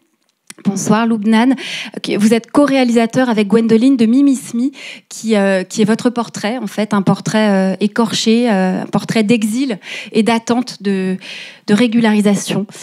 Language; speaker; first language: French; native; French